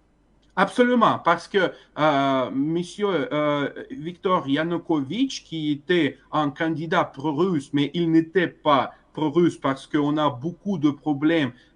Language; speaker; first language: French; non-native, fluent; Russian